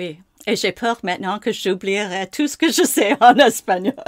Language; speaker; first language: French; non-native, local second language; English